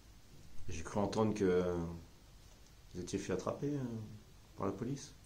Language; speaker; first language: French; native; French